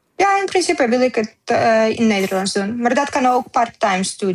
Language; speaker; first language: Dutch; non-native, learner; Ukrainian